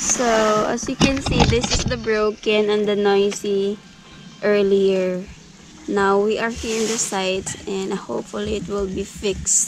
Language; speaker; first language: English; non-native, local second language; Cebuano